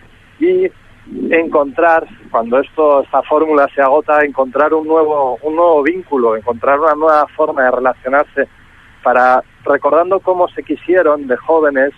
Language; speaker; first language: Spanish; native; Spanish